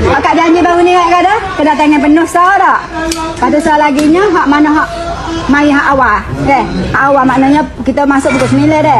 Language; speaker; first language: Malay; native; Malay